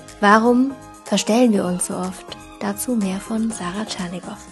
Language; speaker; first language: German; native; German